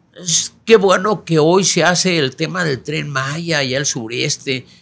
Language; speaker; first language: Spanish; native; Spanish